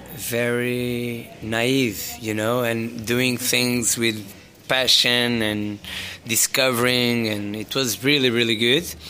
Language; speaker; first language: English; non-native, fluent; Portuguese